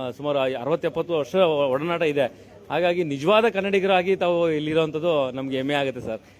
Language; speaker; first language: Kannada; native; Kannada